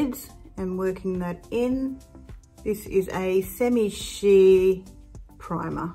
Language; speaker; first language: English; native; English